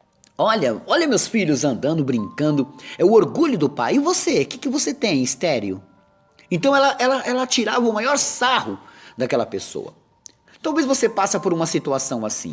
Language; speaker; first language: Portuguese; native; Portuguese